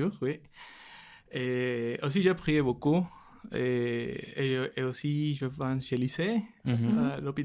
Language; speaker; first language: French; non-native, learner; Spanish